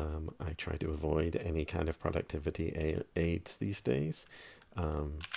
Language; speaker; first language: English; native; English